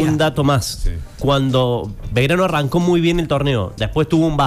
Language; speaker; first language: Spanish; native; Spanish